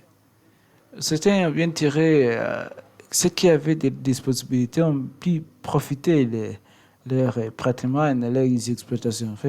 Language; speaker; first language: French; non-native, learner; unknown